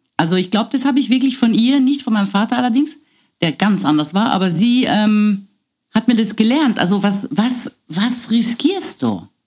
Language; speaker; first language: German; non-native, fluent; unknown